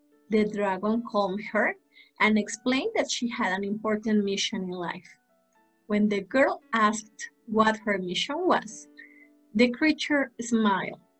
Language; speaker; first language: English; non-native, fluent; Spanish